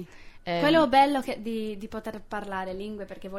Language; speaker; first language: Italian; non-native, fluent; English